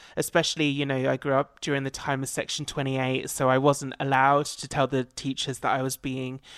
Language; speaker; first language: English; native; English